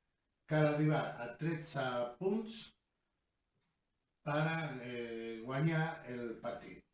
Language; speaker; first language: Catalan; non-native, learner; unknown